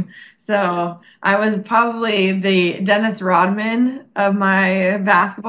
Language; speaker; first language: English; native; English